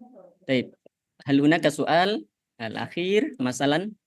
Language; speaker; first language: Arabic; non-native, fluent; Indonesian